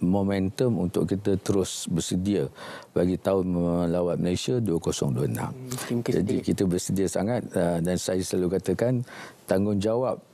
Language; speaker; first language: Malay; native; Malay